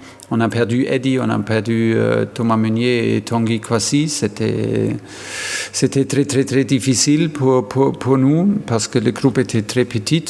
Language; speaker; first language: French; non-native, fluent; German